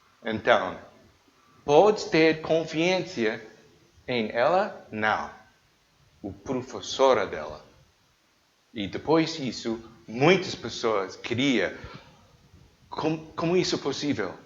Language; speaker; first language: Portuguese; non-native, learner; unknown